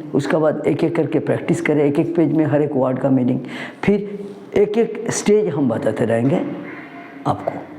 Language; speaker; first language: Hindi; non-native, local second language; Bangla